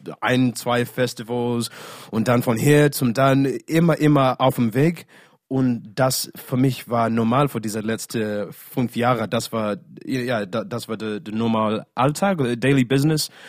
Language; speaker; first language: German; non-native, learner; English